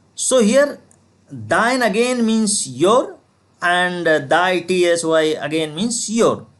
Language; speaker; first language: English; non-native, local second language; Nepali